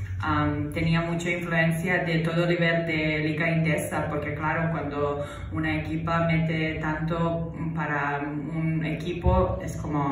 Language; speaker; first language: Spanish; non-native, fluent; Serbian